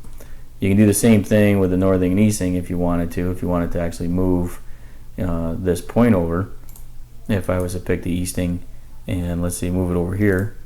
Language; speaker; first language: English; native; English